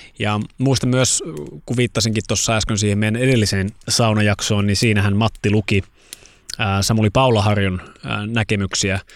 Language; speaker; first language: Finnish; native; Finnish